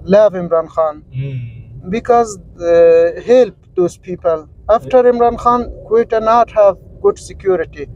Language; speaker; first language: English; non-native, learner; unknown